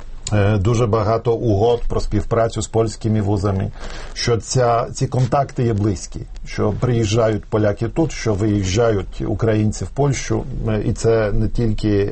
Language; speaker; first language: Ukrainian; non-native, fluent; Polish